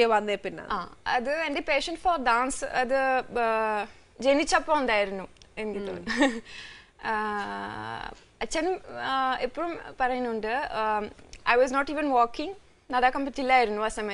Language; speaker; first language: Malayalam; non-native, fluent; French